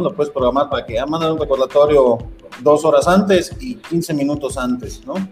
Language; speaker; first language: Spanish; native; Spanish